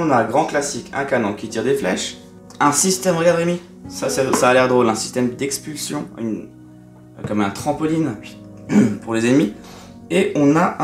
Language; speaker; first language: French; native; French